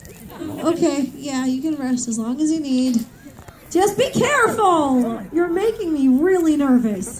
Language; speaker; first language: English; native; English